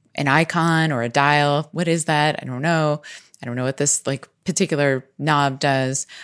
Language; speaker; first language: English; native; English